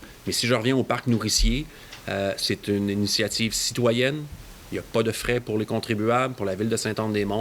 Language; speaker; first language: French; native; French